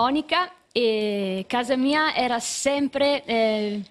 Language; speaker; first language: Italian; native; Italian